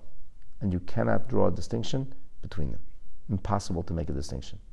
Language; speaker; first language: English; native; English